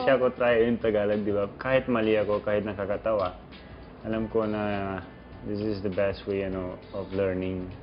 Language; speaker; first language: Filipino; non-native, learner; Portuguese